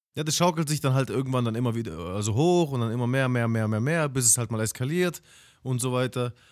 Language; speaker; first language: German; early bilingual, other home language; Russian